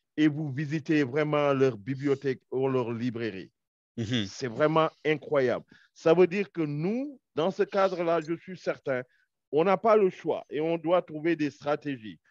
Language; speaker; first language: French; non-native, local second language; Wolof